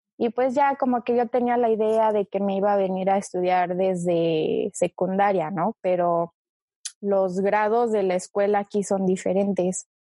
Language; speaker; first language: Spanish; early bilingual, other home language; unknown